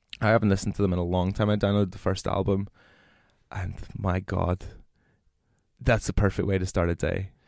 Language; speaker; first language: English; native; English